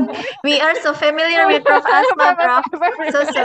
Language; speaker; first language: English; non-native, fluent; Indonesian